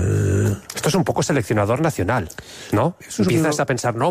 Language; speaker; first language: Spanish; native; Spanish